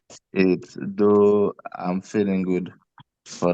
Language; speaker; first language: English; non-native, learner; Haitian Creole